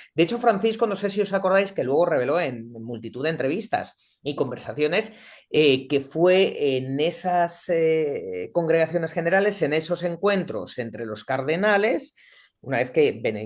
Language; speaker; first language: Spanish; native; Spanish